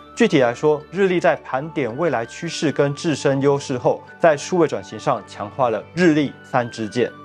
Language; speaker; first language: Chinese; native; Chinese